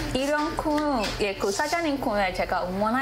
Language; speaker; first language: Korean; non-native, learner; Igbo